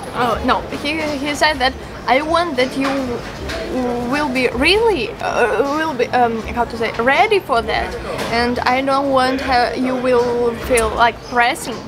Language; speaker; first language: English; non-native, learner; Ukrainian